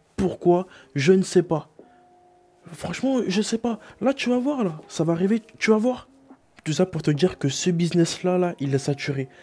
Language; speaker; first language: French; native; French